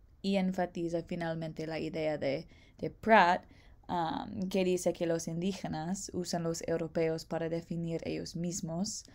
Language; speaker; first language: Spanish; non-native, learner; English